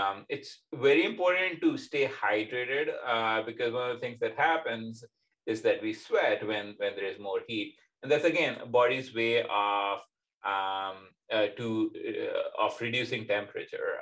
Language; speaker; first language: English; non-native, local second language; Urdu